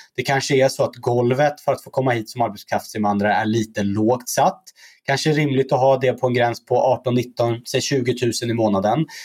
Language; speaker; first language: Swedish; early bilingual, other home language; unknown